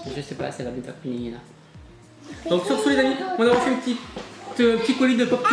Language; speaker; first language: French; native; French